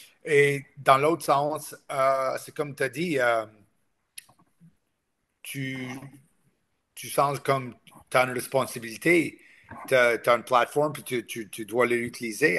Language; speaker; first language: French; non-native, local second language; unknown